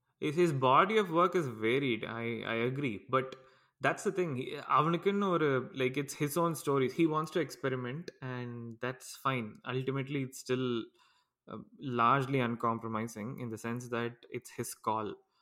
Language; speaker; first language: English; non-native, local second language; Tamil